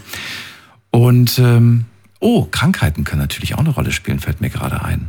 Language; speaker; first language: German; native; German